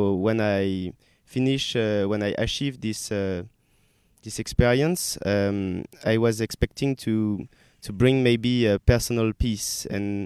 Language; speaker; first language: English; non-native, learner; French